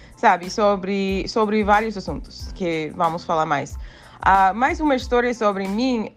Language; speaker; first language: Portuguese; non-native, fluent; English